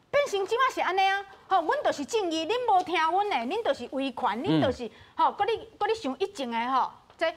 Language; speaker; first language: Min Nan Chinese; native; Min Nan Chinese